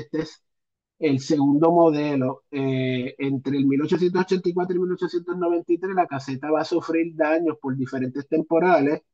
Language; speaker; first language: Spanish; native; Spanish